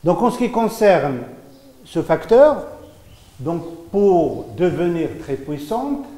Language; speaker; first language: French; non-native, local second language; Arabic